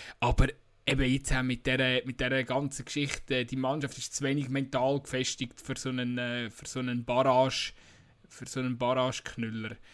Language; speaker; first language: German; native; German